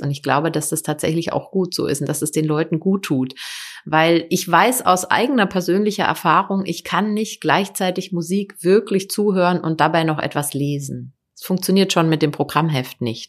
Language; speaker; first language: German; native; German